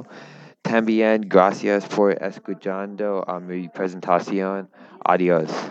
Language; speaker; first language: Spanish; non-native, learner; English